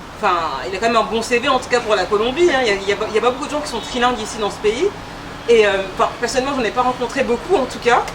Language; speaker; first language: French; native; French